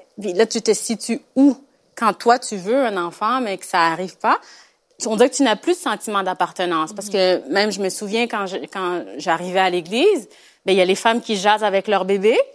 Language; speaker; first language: French; native; French